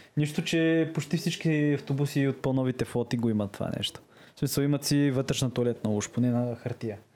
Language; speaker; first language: Bulgarian; native; Bulgarian